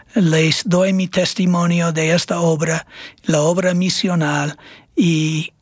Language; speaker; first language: Spanish; non-native, fluent; English